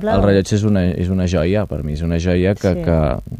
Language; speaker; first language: Catalan; native; Catalan